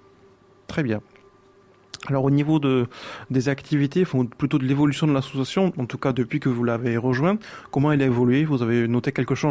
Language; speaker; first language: French; native; French